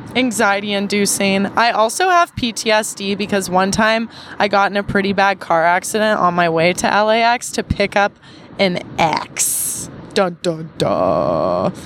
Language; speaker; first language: English; native; English